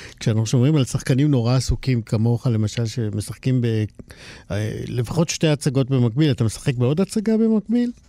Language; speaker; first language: Hebrew; native; Hebrew